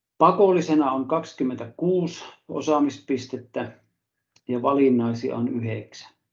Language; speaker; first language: Finnish; native; Finnish